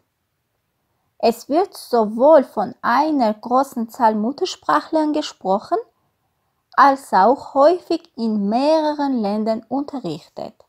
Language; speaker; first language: German; non-native, fluent; Armenian